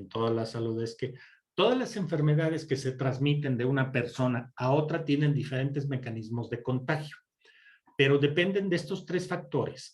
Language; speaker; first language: Spanish; native; Spanish